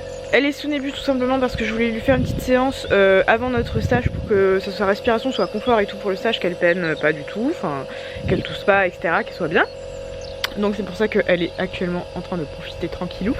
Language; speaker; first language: French; native; French